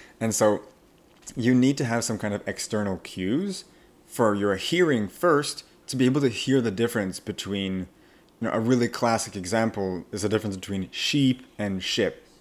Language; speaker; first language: English; native; English